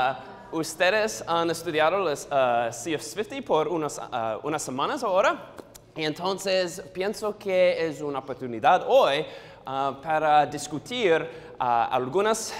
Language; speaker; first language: Spanish; non-native, learner; English